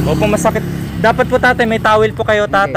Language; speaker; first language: Filipino; native; Filipino